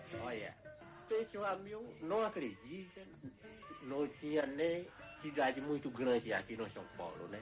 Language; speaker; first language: Portuguese; non-native, local second language; Kayapó